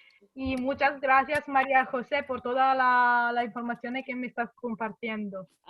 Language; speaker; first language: Spanish; non-native, fluent; Italian